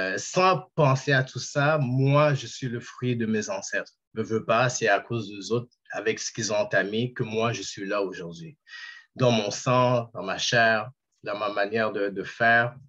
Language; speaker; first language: French; native; French